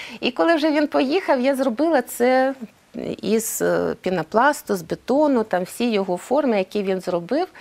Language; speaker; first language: Ukrainian; non-native, local second language; Russian